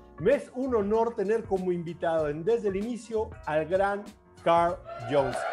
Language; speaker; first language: Spanish; native; Spanish